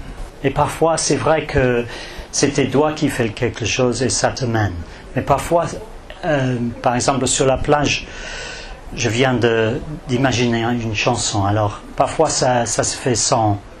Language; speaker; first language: French; non-native, fluent; English